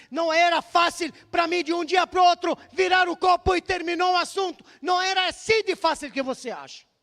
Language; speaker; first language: Portuguese; non-native, fluent; Arabic